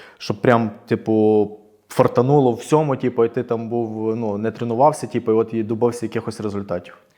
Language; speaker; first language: Ukrainian; native; Ukrainian